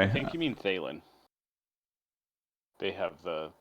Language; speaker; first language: English; native; English